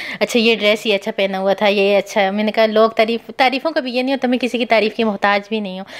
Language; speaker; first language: Urdu; non-native, local second language; Pashto